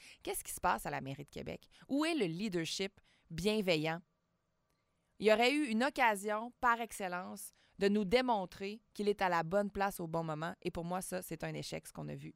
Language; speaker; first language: French; native; French